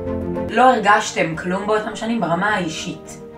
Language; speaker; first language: Hebrew; native; Hebrew